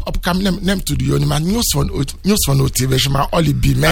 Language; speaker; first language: Hungarian; non-native, fluent; Yoruba